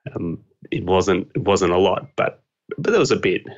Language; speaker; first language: English; native; English